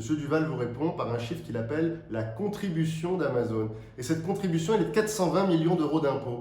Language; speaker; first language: French; native; French